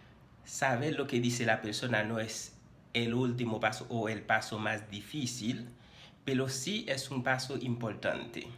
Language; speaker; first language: Spanish; non-native, fluent; Haitian Creole